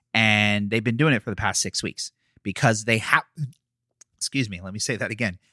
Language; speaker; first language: English; native; English